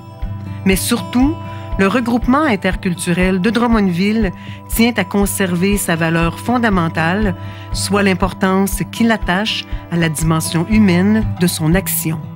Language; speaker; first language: French; native; French